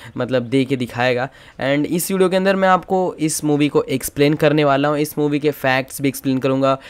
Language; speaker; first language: Hindi; native; Hindi